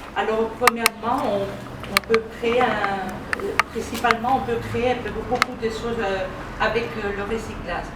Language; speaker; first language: French; non-native, learner; Spanish